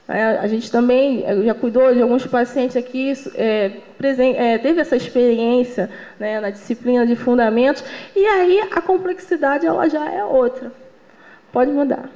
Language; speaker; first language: Portuguese; native; Portuguese